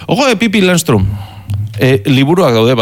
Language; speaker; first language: Basque; native; Basque